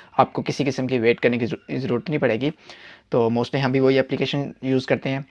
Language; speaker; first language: Hindi; non-native, local second language; Punjabi